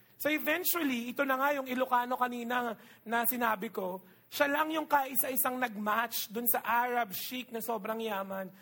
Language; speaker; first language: Filipino; non-native, local second language; Iloko